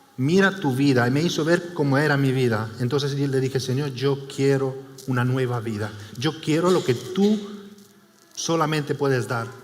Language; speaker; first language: Spanish; non-native, fluent; Romanian